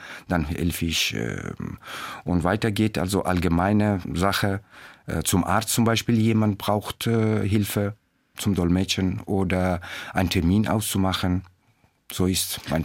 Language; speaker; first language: German; non-native, learner; Persian